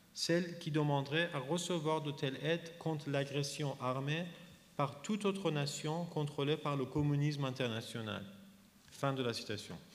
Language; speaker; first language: French; non-native, fluent; Persian